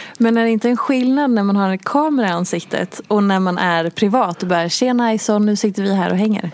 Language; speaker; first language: Swedish; native; Swedish